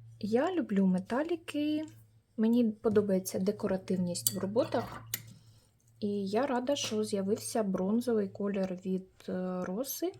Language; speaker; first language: Ukrainian; native; Ukrainian